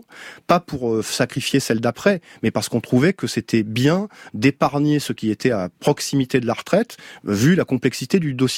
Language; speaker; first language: French; native; French